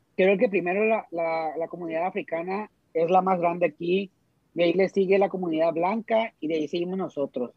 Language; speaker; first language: Spanish; native; Spanish